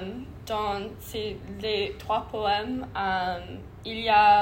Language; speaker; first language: French; non-native, learner; English